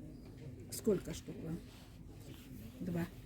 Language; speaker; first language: Russian; non-native, local second language; Karachay-Balkar